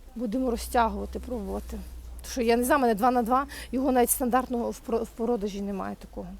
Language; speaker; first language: Ukrainian; native; Ukrainian